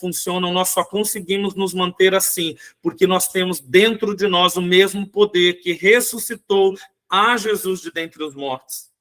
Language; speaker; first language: Portuguese; native; Portuguese